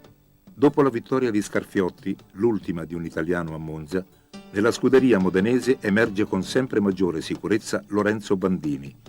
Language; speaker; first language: Italian; native; Italian